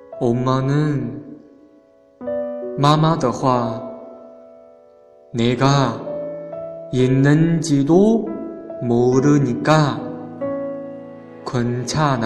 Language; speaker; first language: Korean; non-native, fluent; Chinese